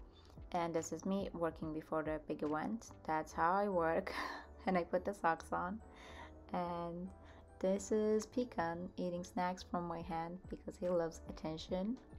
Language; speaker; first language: English; non-native, fluent; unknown